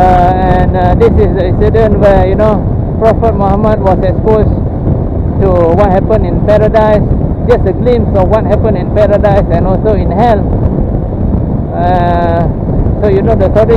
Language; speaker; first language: English; non-native, local second language; Malay